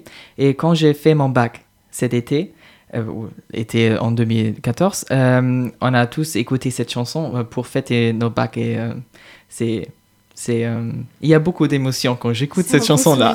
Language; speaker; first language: French; non-native, fluent; German